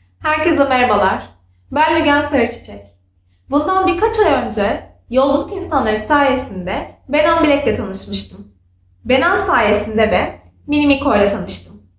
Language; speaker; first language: Turkish; native; Turkish